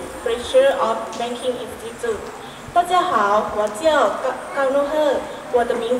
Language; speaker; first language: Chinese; non-native, learner; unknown